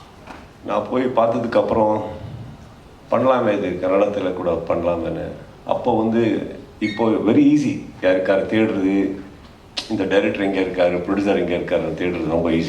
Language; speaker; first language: Tamil; non-native, learner; Kannada